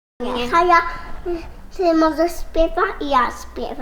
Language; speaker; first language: Polish; early bilingual, heritage; Polish